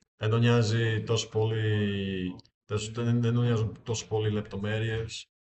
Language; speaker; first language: Greek; non-native, fluent; Slovak